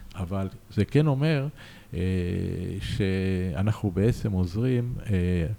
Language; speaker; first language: Hebrew; early bilingual, other home language; Spanish